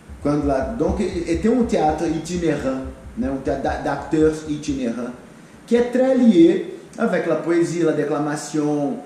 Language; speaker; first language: French; non-native, learner; Portuguese